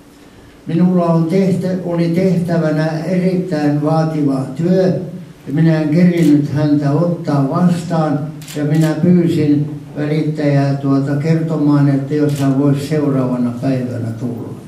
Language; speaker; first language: Finnish; non-native, local second language; Swedish